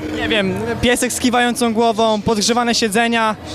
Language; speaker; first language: Polish; native; Polish